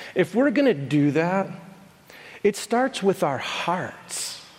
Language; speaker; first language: English; native; English